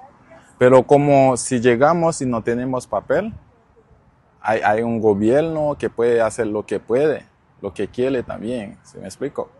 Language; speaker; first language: Spanish; non-native, learner; Haitian Creole